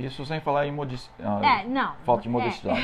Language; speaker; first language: Portuguese; non-native, fluent; English